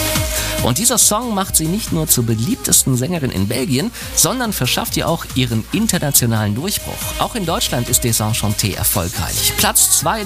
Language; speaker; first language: German; native; German